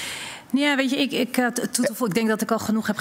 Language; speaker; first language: Dutch; native; Dutch